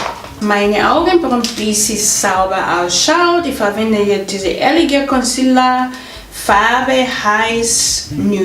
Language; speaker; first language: German; non-native, fluent; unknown